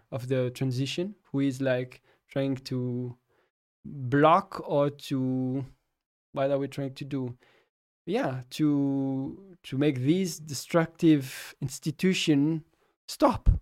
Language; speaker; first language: English; non-native, fluent; French